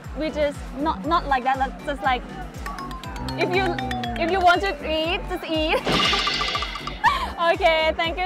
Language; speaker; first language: English; non-native, fluent; Thai